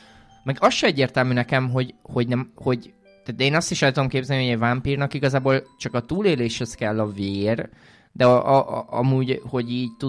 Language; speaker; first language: Hungarian; native; Hungarian